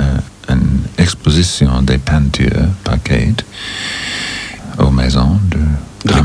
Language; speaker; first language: French; non-native, learner; English